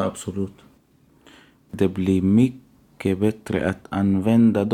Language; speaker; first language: Swedish; non-native, learner; Arabic